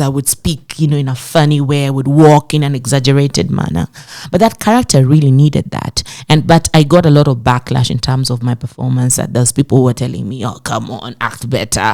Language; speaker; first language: English; non-native, local second language; Swahili